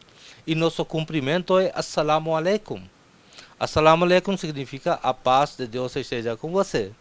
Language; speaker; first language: Portuguese; non-native, fluent; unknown